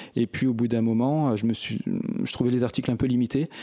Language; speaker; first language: French; native; French